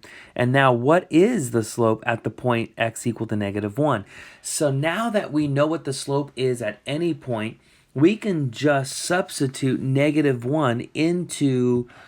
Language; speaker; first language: English; native; English